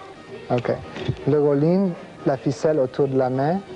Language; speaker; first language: French; non-native, fluent; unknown